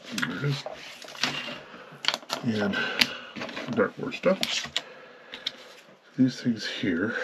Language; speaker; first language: English; native; English